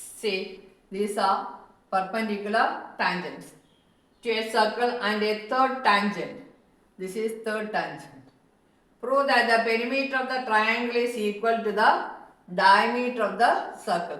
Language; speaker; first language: English; non-native, local second language; Malayalam